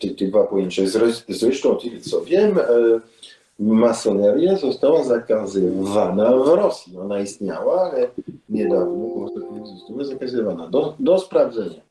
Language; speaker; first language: Polish; early bilingual, heritage; Polish